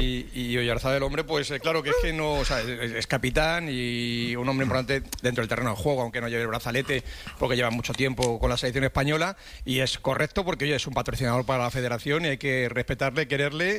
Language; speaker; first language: Spanish; native; Spanish